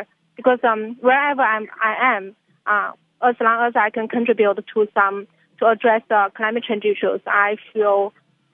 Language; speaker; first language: English; non-native, fluent; Chinese